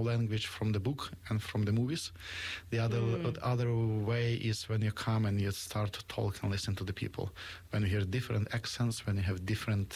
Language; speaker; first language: English; non-native, fluent; Ukrainian